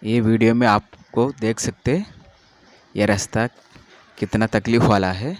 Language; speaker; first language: Hindi; non-native, local second language; Malayalam